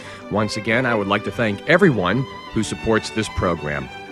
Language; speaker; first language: English; native; English